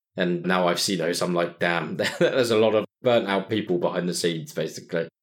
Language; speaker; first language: English; native; English